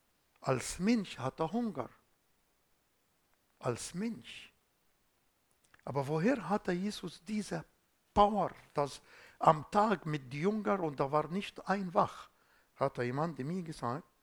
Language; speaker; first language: German; non-native, fluent; Arabic